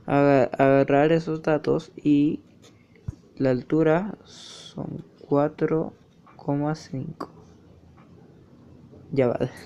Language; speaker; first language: Spanish; native; Spanish